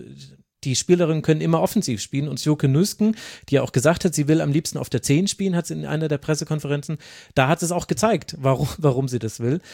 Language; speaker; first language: German; native; German